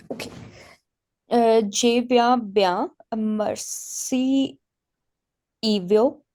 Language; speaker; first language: French; non-native, learner; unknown